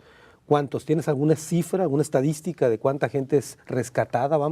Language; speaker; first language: Spanish; native; Spanish